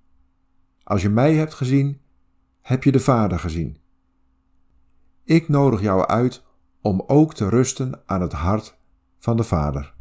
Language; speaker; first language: Dutch; native; Dutch